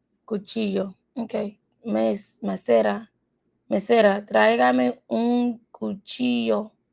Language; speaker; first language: Spanish; non-native, learner; English